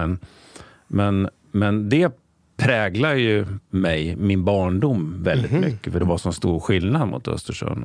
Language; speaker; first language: Swedish; native; Swedish